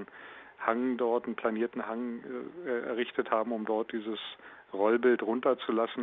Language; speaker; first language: German; native; German